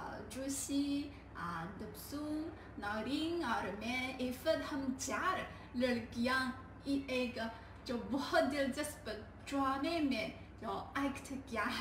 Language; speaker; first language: Hindi; non-native, learner; Chinese